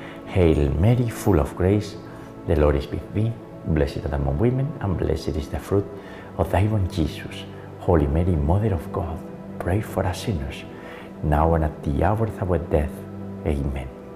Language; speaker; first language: English; non-native, fluent; Spanish